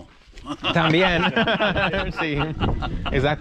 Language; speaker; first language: Spanish; non-native, fluent; English